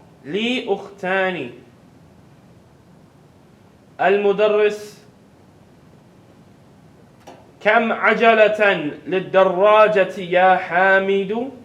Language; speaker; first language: Arabic; non-native, fluent; English